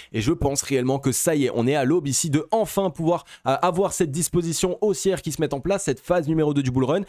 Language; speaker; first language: French; native; French